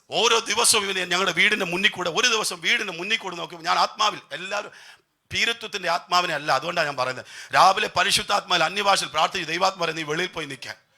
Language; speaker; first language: Malayalam; non-native, local second language; Tamil